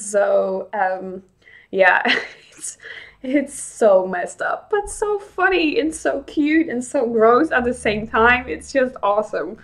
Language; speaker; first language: English; non-native, fluent; Swedish